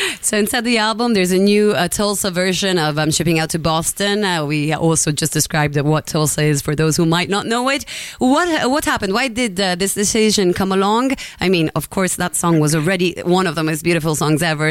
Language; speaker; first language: English; non-native, fluent; Italian